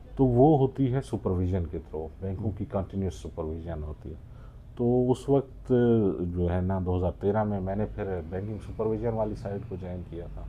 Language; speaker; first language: Urdu; non-native, local second language; Baluchi